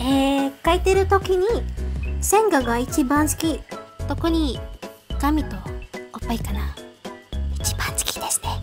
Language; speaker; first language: Japanese; non-native, learner; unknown